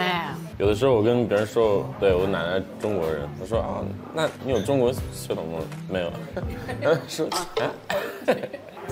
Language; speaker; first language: Chinese; early bilingual, other home language; English